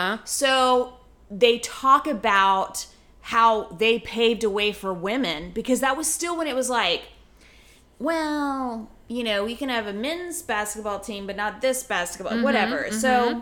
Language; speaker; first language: English; native; English